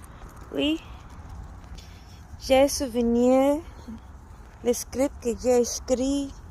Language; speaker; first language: French; non-native, learner; Spanish